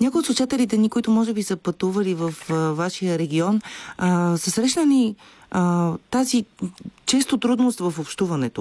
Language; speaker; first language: Bulgarian; native; Bulgarian